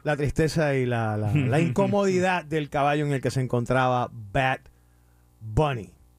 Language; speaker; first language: Spanish; native; Spanish